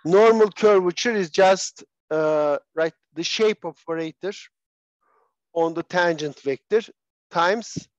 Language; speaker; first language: English; non-native, fluent; Turkish